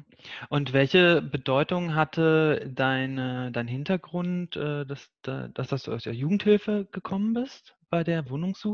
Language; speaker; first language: German; native; German